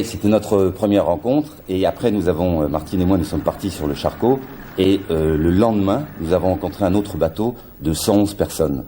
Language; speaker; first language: French; native; French